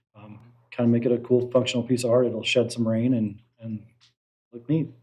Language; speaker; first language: English; native; English